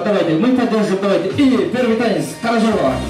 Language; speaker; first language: Russian; non-native, local second language; Kyrgyz